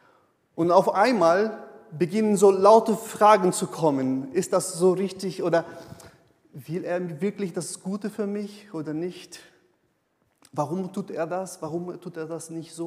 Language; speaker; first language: German; non-native, fluent; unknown